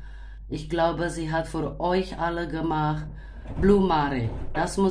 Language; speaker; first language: German; non-native, fluent; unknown